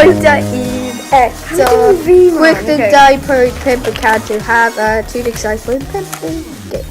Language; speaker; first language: Welsh; non-native, local second language; English